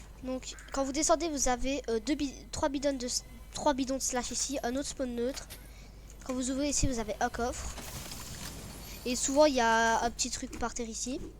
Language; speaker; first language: French; native; French